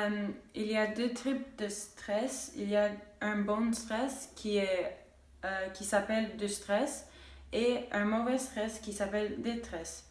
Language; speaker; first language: French; non-native, local second language; English